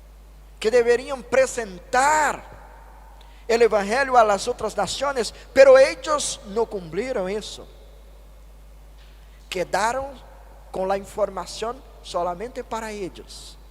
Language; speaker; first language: Spanish; non-native, fluent; Portuguese